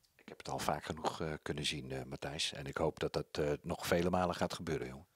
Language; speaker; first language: Dutch; native; Dutch